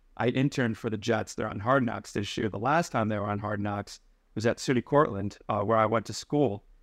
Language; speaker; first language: English; native; English